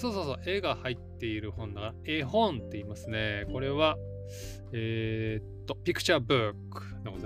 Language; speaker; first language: Japanese; native; Japanese